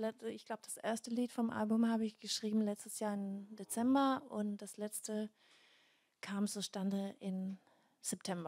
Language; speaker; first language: German; non-native, fluent; Danish